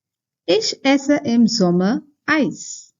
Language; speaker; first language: German; non-native, fluent; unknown